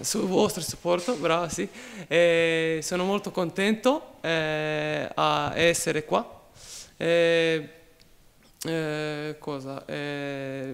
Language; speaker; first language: Italian; non-native, learner; Croatian